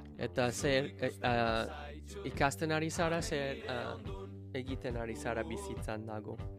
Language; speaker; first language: Basque; non-native, learner; English